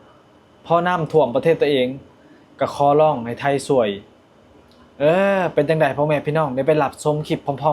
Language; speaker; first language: Thai; non-native, local second language; Lao